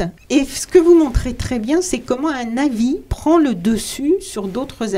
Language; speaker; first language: French; native; French